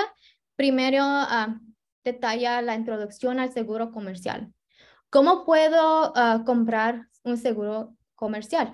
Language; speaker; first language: Spanish; early bilingual, heritage; Spanish